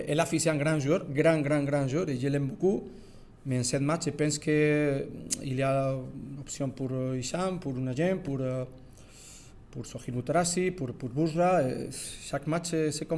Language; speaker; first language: French; non-native, learner; Spanish